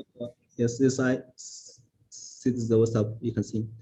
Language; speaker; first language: English; non-native, learner; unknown